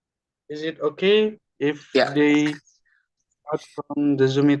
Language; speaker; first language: English; non-native, learner; Indonesian